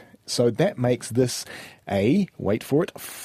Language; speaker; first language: English; native; English